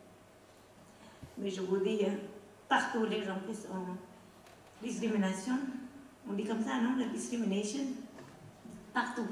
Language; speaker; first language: French; non-native, learner; Khmer